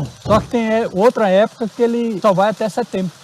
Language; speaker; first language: Portuguese; native; Portuguese